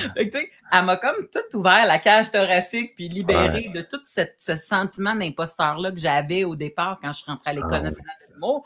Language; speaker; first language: French; native; French